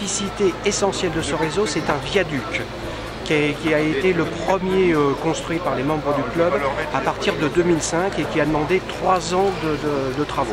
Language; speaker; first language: French; native; French